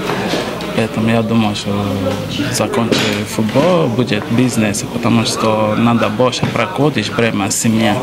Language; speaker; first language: Russian; non-native, learner; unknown